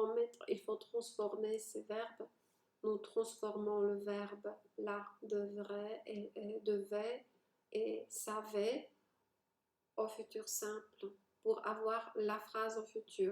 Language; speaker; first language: French; non-native, fluent; Polish